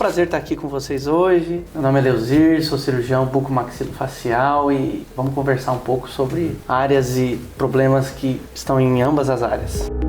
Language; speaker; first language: Portuguese; native; Portuguese